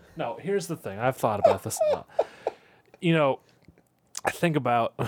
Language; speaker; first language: English; native; English